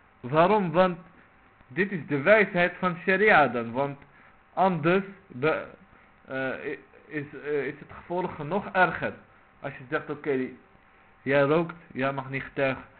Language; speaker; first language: Dutch; non-native, local second language; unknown